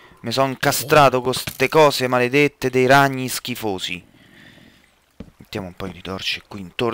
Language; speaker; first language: Italian; native; Italian